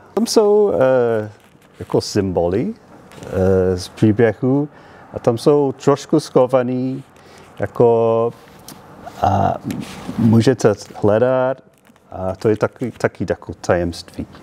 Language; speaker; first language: Czech; non-native, learner; English